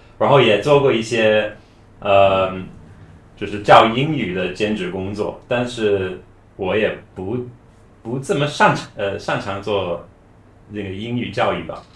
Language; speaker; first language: Chinese; non-native, fluent; English